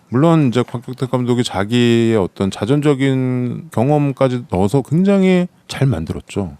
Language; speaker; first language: Korean; native; Korean